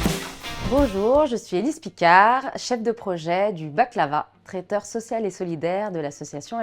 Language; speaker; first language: French; native; French